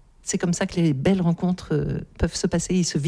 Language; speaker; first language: French; native; French